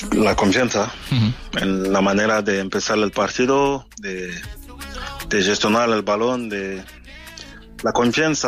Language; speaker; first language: Spanish; non-native, learner; French